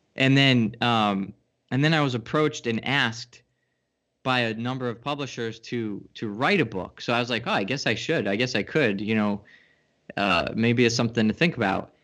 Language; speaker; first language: English; native; English